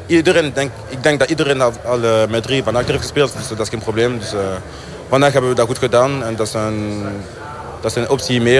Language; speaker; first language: Dutch; non-native, local second language; French